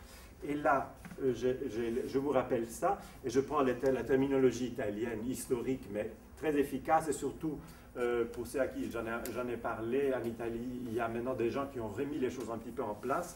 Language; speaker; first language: French; non-native, fluent; Italian